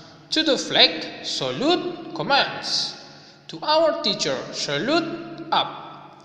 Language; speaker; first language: English; non-native, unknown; Indonesian